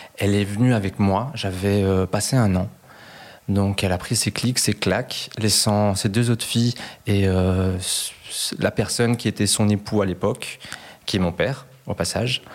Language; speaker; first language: French; early bilingual, other home language; Spanish